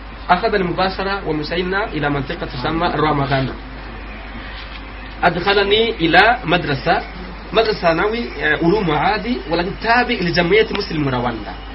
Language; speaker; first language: Arabic; non-native, fluent; Kinyarwanda